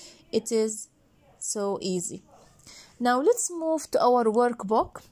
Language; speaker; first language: English; non-native, fluent; Arabic